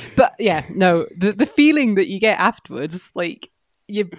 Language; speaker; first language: English; native; English